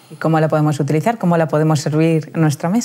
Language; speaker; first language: Spanish; native; Spanish